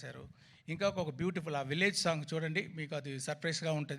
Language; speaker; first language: Telugu; non-native, fluent; Tamil